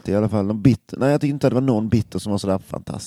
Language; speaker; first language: Swedish; native; Swedish